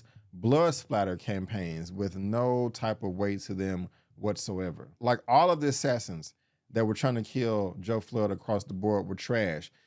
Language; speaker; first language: English; native; English